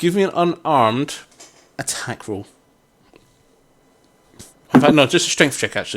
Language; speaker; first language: English; native; English